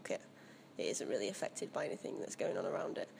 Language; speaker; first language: English; native; English